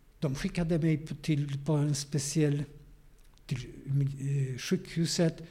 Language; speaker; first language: Swedish; non-native, fluent; Polish